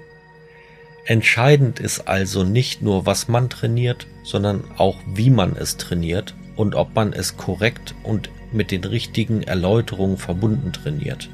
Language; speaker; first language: German; native; German